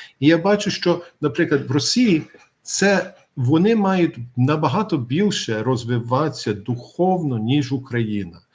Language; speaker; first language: Ukrainian; early bilingual, heritage; Ukrainian